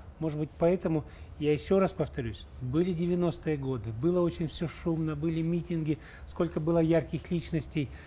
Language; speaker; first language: Russian; native; Russian